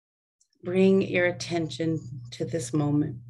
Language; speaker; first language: English; native; English